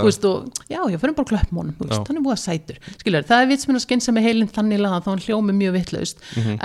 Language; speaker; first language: Icelandic; early bilingual, heritage; Icelandic